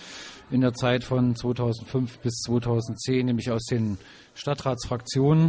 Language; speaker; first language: German; native; German